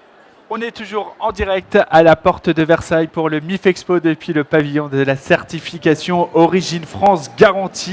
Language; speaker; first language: French; native; French